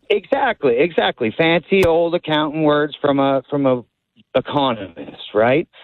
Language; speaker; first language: English; native; English